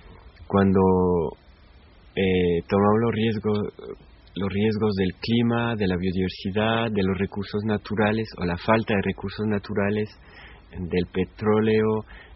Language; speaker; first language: Spanish; non-native, fluent; French